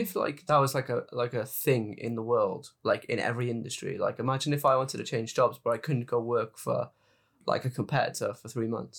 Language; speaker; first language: English; native; English